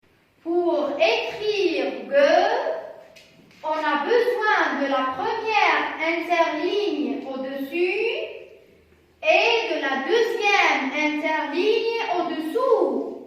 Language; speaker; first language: French; non-native, local second language; Arabic